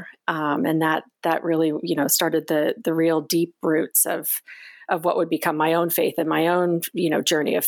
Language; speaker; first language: English; native; English